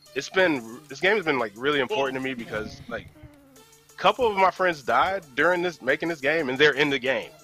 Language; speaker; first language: English; native; English